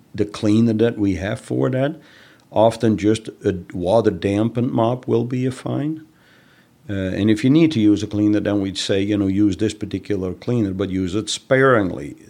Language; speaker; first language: English; non-native, fluent; Dutch